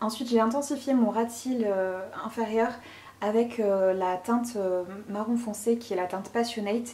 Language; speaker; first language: French; native; French